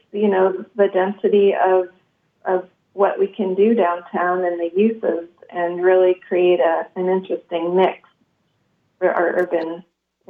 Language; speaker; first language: English; native; English